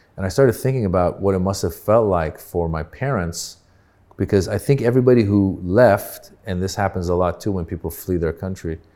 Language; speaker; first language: English; early bilingual, other home language; Persian